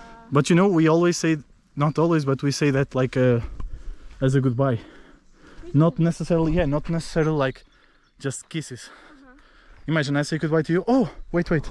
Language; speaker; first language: English; non-native, fluent; Portuguese